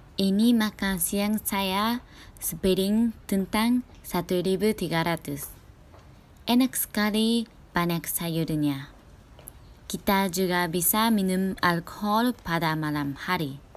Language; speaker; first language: Indonesian; non-native, learner; Japanese